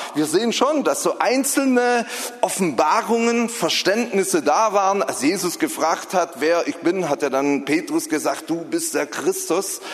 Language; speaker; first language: German; native; German